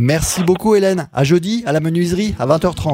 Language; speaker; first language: French; native; French